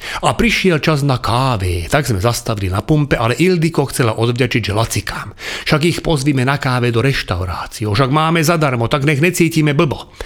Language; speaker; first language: Slovak; non-native, local second language; Hungarian